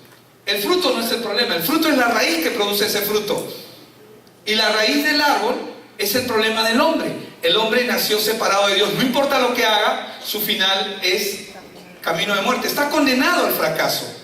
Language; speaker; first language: Spanish; native; Spanish